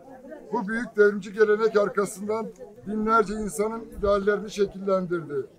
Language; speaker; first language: Turkish; native; Turkish